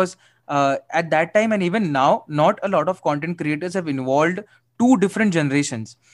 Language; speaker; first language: English; non-native, local second language; Marathi